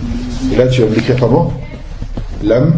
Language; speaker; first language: Arabic; non-native, fluent; French